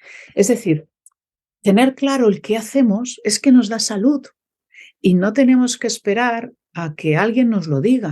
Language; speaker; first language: Spanish; native; Spanish